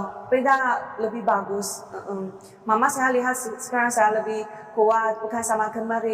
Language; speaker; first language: Indonesian; non-native, learner; Chinese